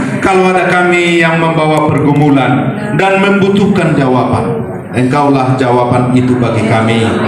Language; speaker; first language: Indonesian; non-native, local second language; Batak Toba